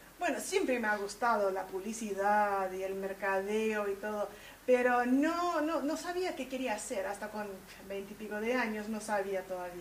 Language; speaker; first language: Spanish; early bilingual, heritage; Spanish